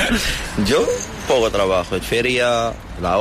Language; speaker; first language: Spanish; non-native, learner; Arabic